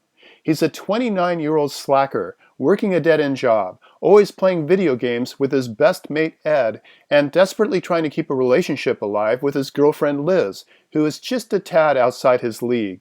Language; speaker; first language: English; native; English